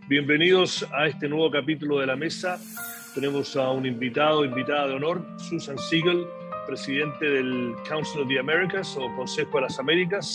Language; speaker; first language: Spanish; native; Spanish